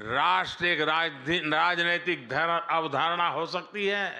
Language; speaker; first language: Hindi; non-native, local second language; Gujarati